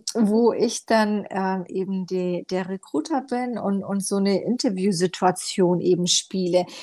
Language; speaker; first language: German; early bilingual, other home language; Romanian